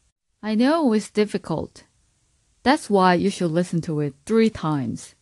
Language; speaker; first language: English; non-native, fluent; Korean